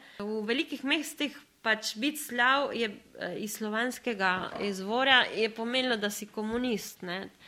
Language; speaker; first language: Slovenian; early bilingual, other home language; Spanish